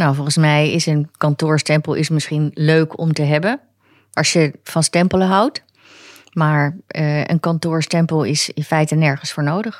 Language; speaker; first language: Dutch; native; Dutch